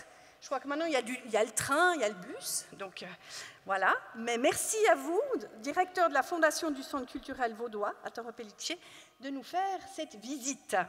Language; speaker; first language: French; native; French